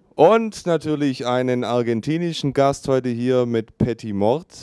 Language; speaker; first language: German; native; German